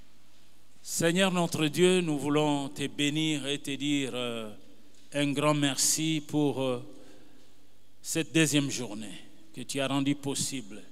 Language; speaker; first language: French; non-native, local second language; Lingala